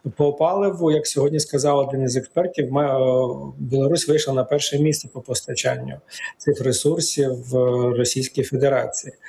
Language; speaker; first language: Ukrainian; native; Ukrainian